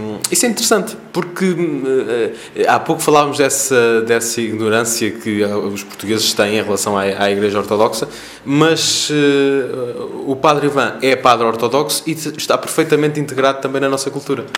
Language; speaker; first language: Portuguese; native; Portuguese